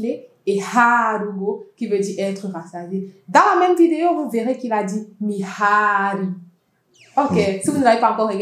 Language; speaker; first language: French; non-native, local second language; Fula